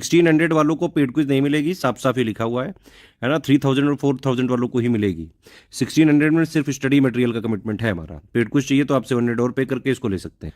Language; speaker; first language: Hindi; native; Hindi